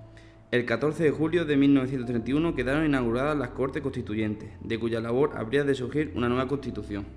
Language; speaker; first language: Spanish; native; Spanish